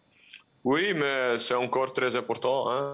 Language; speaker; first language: French; non-native, local second language; Dutch